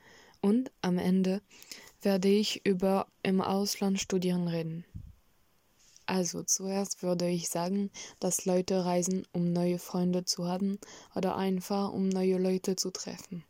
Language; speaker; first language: German; non-native, learner; French